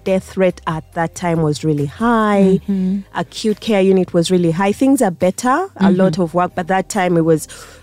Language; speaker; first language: English; non-native, local second language; Ganda